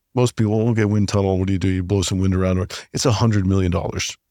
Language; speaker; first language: English; native; English